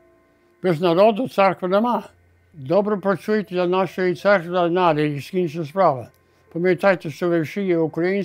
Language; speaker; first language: Ukrainian; early bilingual, heritage; Ukrainian